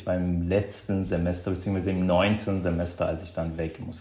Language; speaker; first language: German; non-native, fluent; Persian